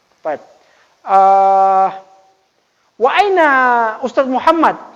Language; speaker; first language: Arabic; non-native, fluent; Indonesian